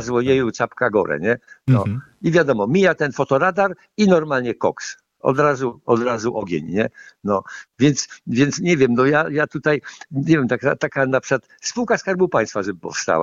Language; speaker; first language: Polish; native; Polish